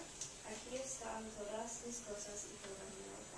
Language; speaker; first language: Spanish; non-native, learner; English